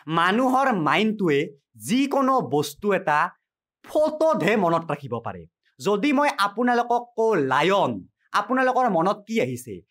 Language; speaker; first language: Assamese; native; Assamese